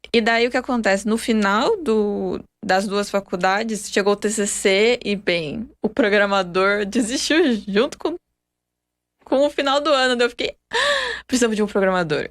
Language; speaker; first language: Portuguese; native; Portuguese